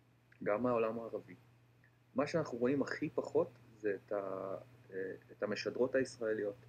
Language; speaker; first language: Hebrew; native; Hebrew